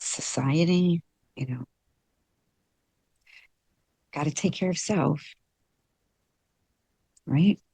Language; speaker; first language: English; native; English